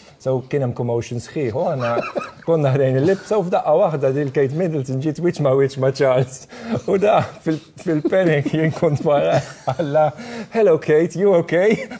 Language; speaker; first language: Maltese; non-native, fluent; Dutch